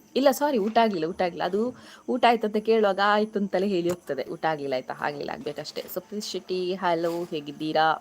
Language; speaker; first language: Kannada; non-native, local second language; Tulu